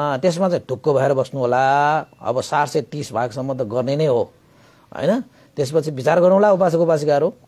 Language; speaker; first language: Nepali; non-native, local second language; Newari